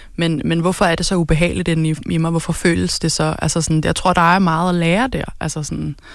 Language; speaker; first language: Danish; native; Danish